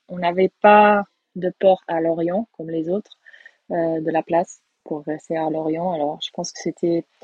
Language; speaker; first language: French; non-native, fluent; Portuguese